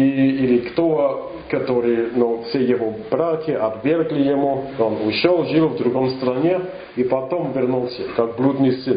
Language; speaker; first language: Russian; non-native, fluent; English